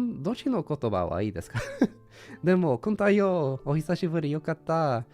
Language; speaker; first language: Japanese; non-native, learner; English